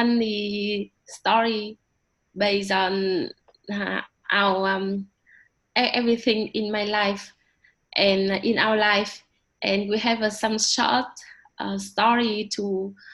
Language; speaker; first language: English; non-native, learner; Vietnamese